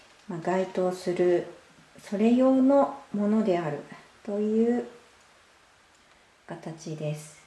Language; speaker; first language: Japanese; native; Japanese